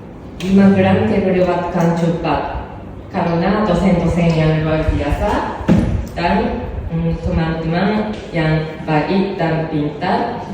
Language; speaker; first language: Indonesian; non-native, fluent; Japanese